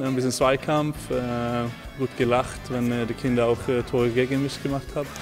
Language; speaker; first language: German; non-native, learner; Swedish